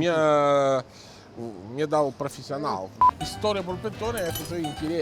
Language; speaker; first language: Russian; non-native, fluent; Italian